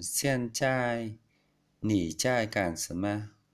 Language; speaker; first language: Chinese; non-native, learner; Vietnamese